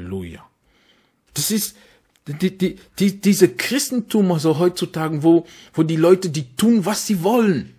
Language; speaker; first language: German; non-native, fluent; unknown